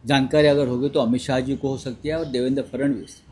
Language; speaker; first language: Hindi; non-native, local second language; Marathi